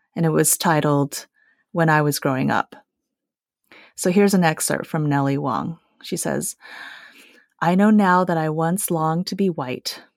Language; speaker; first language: English; early bilingual, other home language; Chinese